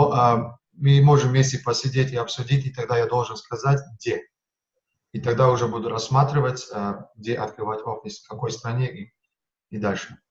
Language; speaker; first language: Russian; non-native, fluent; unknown